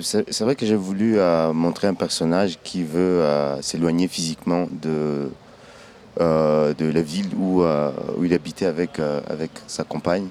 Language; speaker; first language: French; non-native, local second language; Kinyarwanda